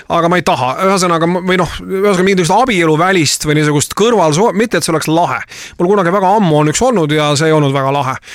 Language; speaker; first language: Estonian; native; Estonian